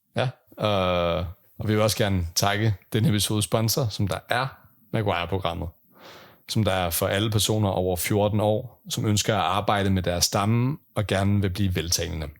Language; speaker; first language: Danish; native; Danish